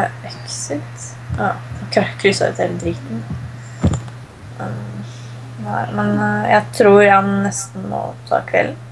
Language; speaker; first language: Norwegian; native; Norwegian